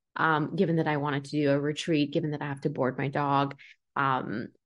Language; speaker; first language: English; early bilingual, other home language; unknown